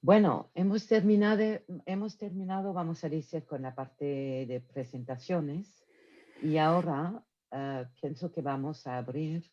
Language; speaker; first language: Spanish; non-native, fluent; French